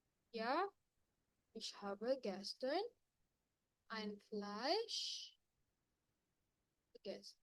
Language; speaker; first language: German; non-native, learner; Indonesian